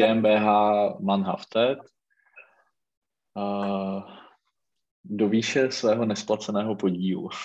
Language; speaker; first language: German; non-native, learner; Czech